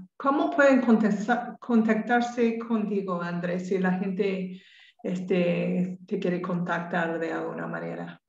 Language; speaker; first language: Spanish; non-native, fluent; English